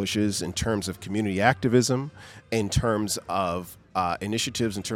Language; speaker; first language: English; native; English